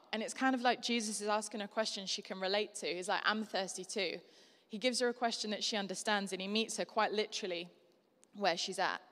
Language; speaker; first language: English; native; English